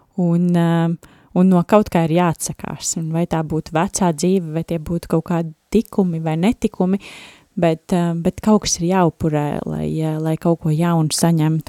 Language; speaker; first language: Latvian; native; Latvian